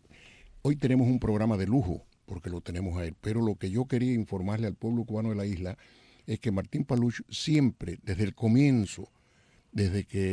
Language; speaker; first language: Spanish; native; Spanish